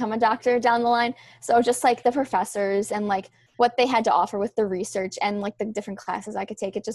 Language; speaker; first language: English; native; English